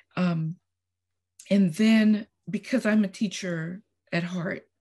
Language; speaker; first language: English; non-native, fluent; Spanish